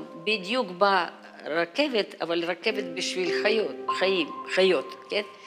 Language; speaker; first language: Hebrew; non-native, learner; Russian